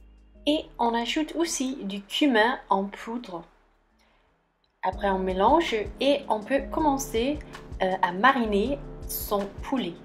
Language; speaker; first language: French; non-native, fluent; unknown